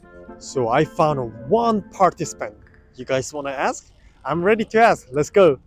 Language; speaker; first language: English; non-native, learner; Korean